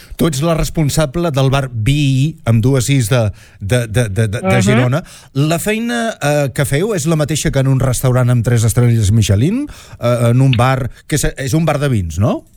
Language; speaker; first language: Catalan; native; Catalan